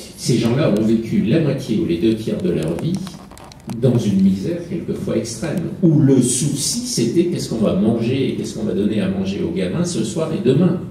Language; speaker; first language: French; native; French